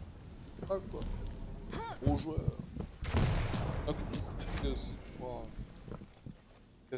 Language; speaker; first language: French; native; French